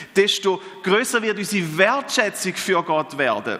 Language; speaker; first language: German; native; German